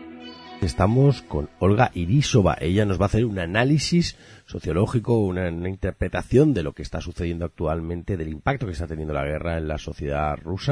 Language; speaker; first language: Spanish; native; Spanish